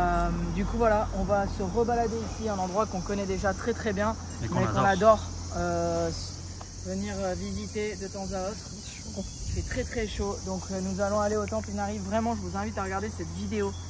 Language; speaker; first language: French; native; French